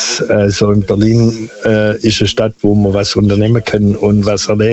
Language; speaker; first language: German; non-native, local second language; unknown